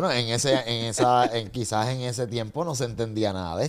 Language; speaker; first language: Spanish; native; Spanish